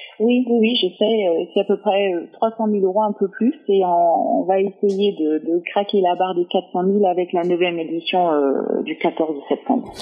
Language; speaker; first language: French; non-native, fluent; German